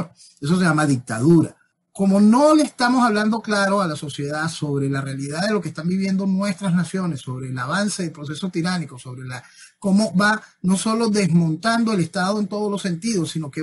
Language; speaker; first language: Spanish; native; Spanish